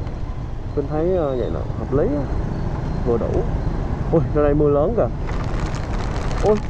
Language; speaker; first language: Vietnamese; native; Vietnamese